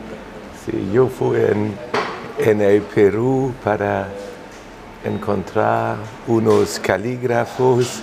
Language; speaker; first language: Spanish; non-native, fluent; German